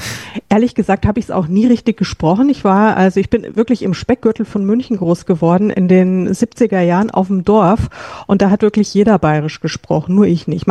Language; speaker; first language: German; native; German